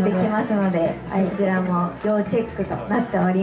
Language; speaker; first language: Japanese; native; Japanese